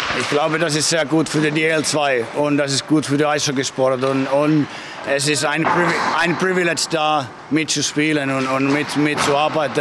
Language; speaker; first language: German; non-native, fluent; Finnish